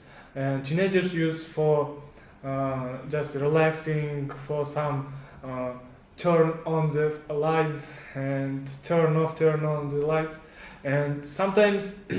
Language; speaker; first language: English; non-native, learner; Kazakh